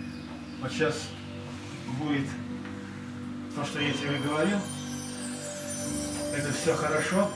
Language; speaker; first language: Russian; native; Russian